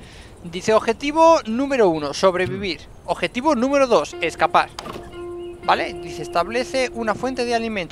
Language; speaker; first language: Spanish; native; Spanish